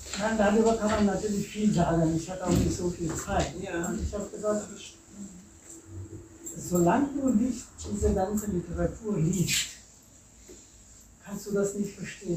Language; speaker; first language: German; non-native, fluent; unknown